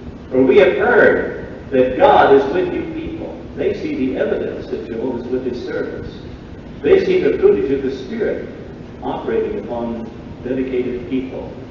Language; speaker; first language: English; native; English